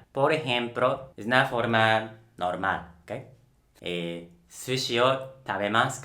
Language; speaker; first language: Spanish; non-native, local second language; Japanese